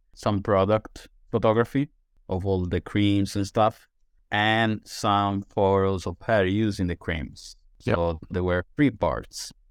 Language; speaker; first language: English; non-native, fluent; Italian